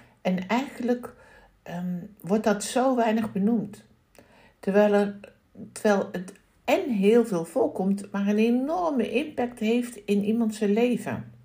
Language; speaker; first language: Dutch; native; Dutch